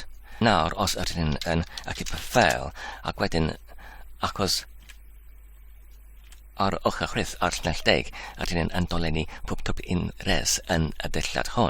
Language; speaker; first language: Welsh; non-native, learner; English